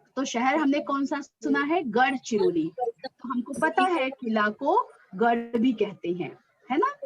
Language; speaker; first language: Hindi; non-native, local second language; Marathi